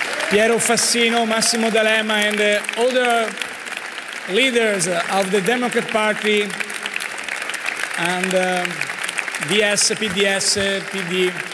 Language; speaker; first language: English; non-native, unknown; Italian